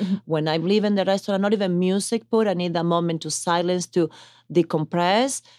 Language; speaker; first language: English; non-native, fluent; Italian